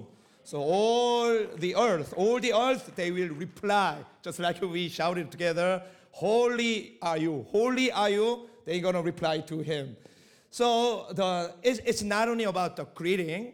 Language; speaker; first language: English; non-native, fluent; Korean